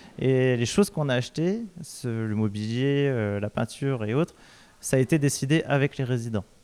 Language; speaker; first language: French; native; French